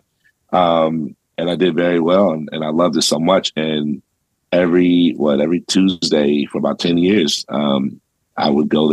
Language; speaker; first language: English; native; English